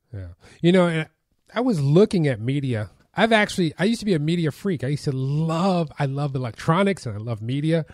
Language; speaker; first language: English; native; English